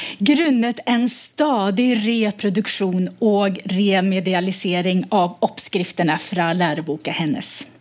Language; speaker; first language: Swedish; native; Swedish